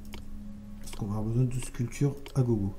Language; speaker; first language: French; native; French